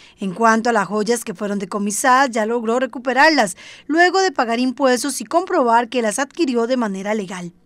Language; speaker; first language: Spanish; native; Spanish